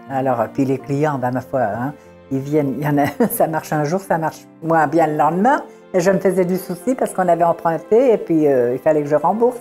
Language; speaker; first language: French; early bilingual, other home language; Italian